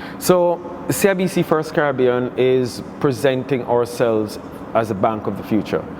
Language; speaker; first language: English; native; English